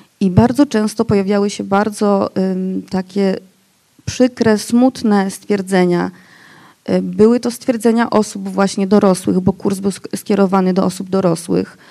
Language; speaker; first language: Polish; non-native, local second language; Rusyn